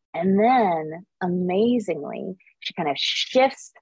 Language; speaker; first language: English; early bilingual, other home language; Korean